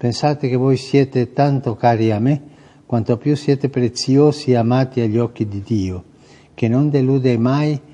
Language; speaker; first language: Italian; early bilingual, heritage; Italian